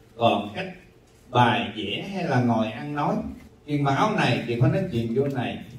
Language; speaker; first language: Vietnamese; native; Vietnamese